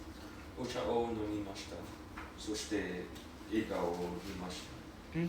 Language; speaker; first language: Japanese; non-native, learner; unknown